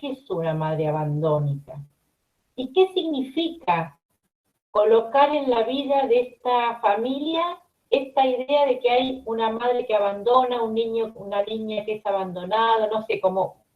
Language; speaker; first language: Spanish; native; Spanish